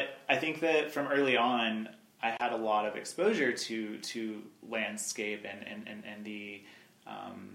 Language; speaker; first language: English; native; English